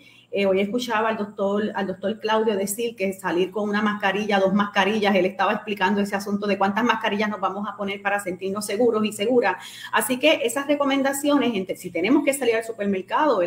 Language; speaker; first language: Spanish; native; Spanish